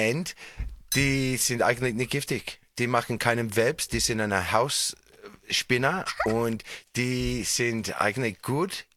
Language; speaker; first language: German; non-native, fluent; English